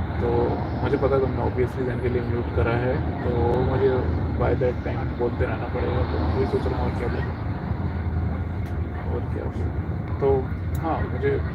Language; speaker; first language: Hindi; native; Hindi